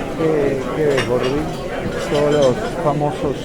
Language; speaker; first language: Spanish; native; Spanish